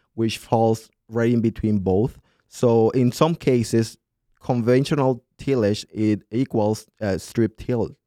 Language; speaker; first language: English; non-native, fluent; Spanish